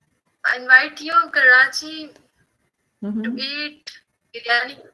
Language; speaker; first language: English; non-native, learner; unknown